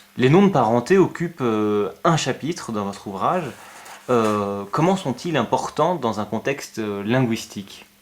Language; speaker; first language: French; native; French